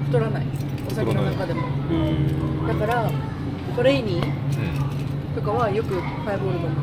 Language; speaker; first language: Japanese; native; Japanese